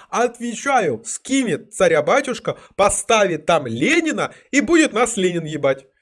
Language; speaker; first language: Ukrainian; non-native, local second language; Russian